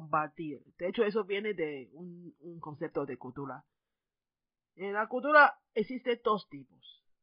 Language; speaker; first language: Spanish; non-native, fluent; Chinese